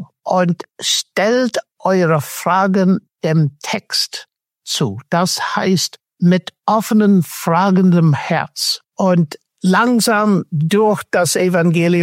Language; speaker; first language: German; non-native, fluent; English